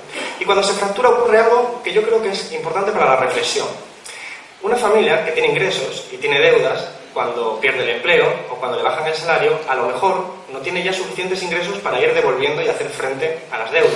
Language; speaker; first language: Spanish; native; Spanish